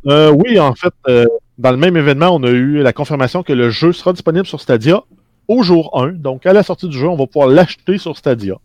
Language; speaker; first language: French; native; French